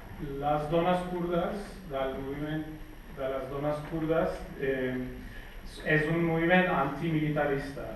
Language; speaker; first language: Catalan; non-native, fluent; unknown